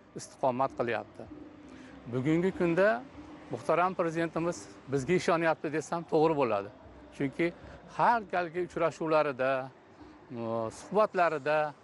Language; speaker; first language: Uzbek; native; Uzbek